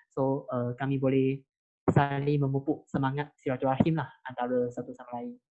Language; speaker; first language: Malay; non-native, local second language; Chinese